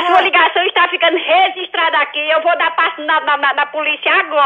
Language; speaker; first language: Portuguese; native; Portuguese